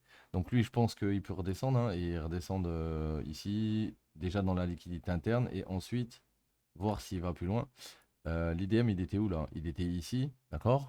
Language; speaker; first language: French; native; French